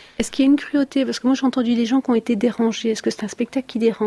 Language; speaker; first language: French; native; French